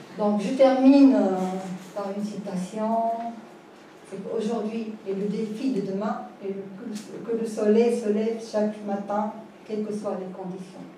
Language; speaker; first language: French; non-native, local second language; Arabic